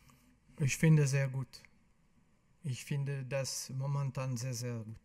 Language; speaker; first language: German; non-native, local second language; French